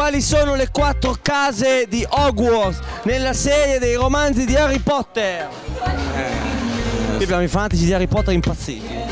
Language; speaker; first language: Italian; native; Italian